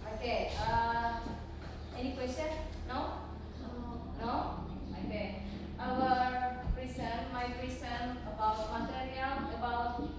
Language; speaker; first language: English; non-native, learner; Indonesian